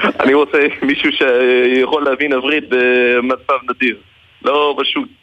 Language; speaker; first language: Hebrew; non-native, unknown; English